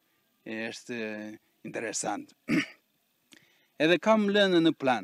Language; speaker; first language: Albanian; non-native, fluent; Chinese